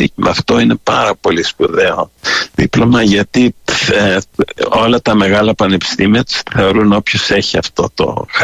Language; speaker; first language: Greek; early bilingual, heritage; Greek